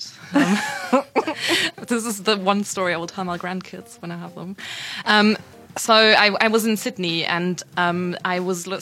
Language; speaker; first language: English; non-native, fluent; German